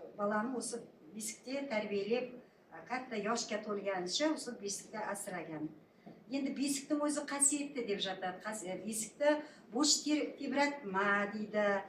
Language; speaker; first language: Uzbek; non-native, local second language; Kazakh